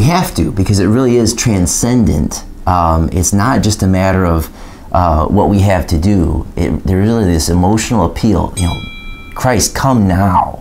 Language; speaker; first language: English; native; English